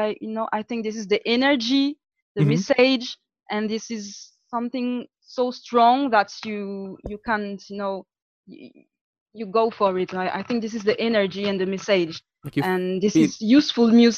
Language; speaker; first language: English; non-native, fluent; French